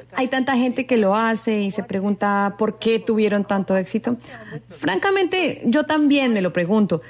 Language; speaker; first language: Spanish; non-native, fluent; English